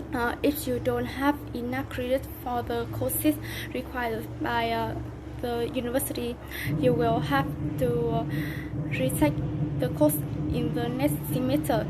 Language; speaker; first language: English; non-native, learner; Vietnamese